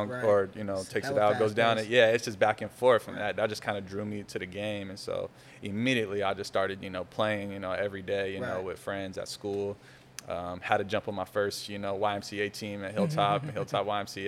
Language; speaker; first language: English; native; English